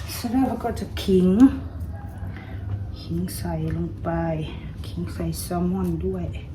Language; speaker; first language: Thai; native; Thai